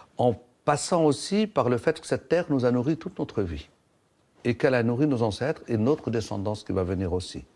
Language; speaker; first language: French; non-native, local second language; Arabic